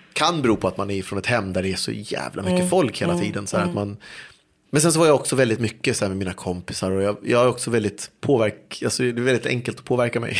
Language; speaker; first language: Swedish; early bilingual, other home language; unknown